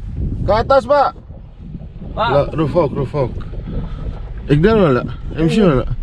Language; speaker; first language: Arabic; non-native, learner; Indonesian